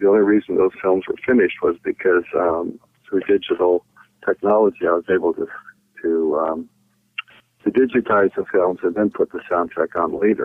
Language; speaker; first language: English; native; English